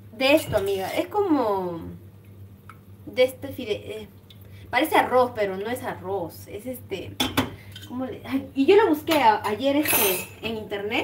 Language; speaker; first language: Spanish; native; Spanish